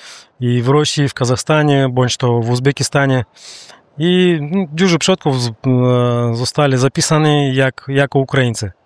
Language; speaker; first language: Polish; non-native, learner; Russian